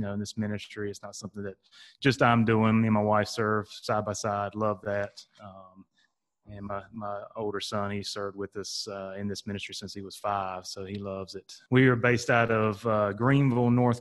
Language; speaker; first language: English; native; English